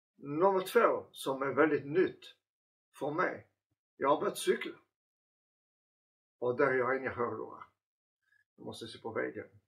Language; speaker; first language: Swedish; non-native, fluent; French